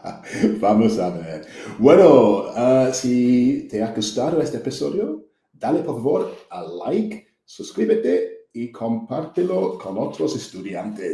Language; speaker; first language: Spanish; non-native, fluent; English